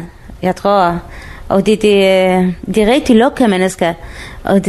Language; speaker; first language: Danish; non-native, learner; Arabic